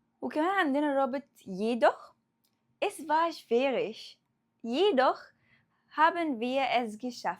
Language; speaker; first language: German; non-native, fluent; Arabic